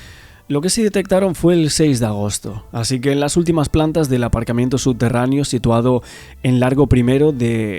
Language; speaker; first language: Spanish; native; Spanish